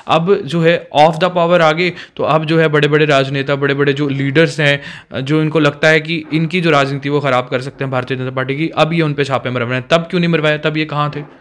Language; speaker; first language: Hindi; non-native, local second language; Kashmiri